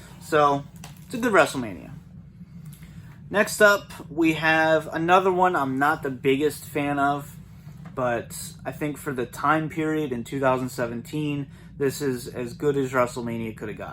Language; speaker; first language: English; native; English